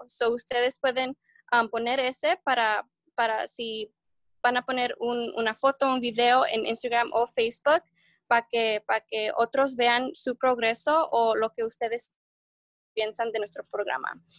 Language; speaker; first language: Spanish; early bilingual, heritage; Spanish